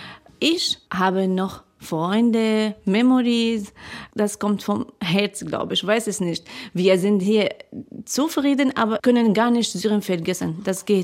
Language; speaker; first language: German; non-native, learner; Arabic